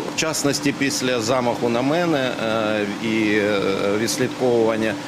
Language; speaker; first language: Ukrainian; native; Ukrainian